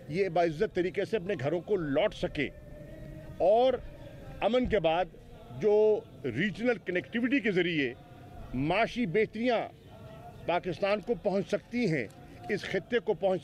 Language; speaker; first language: Urdu; non-native, local second language; Saraiki